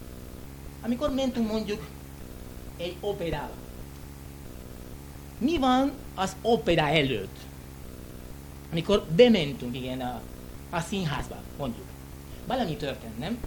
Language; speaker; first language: Hungarian; non-native, learner; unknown